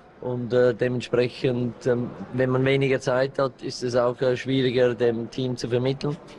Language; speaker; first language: German; native; German